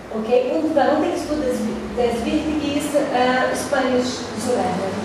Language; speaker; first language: German; non-native, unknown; Portuguese